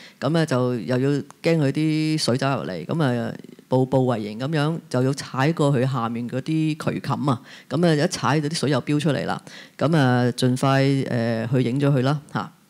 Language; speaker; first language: Cantonese; native; Cantonese